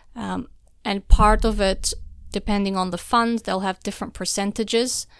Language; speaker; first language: English; non-native, fluent; Albanian